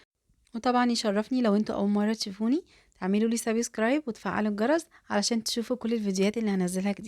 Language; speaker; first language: Arabic; native; Arabic